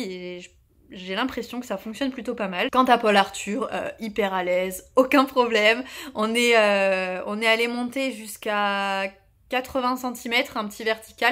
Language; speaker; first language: French; native; French